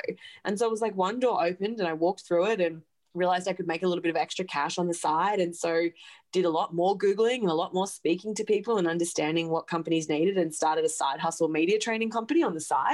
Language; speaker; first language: English; native; English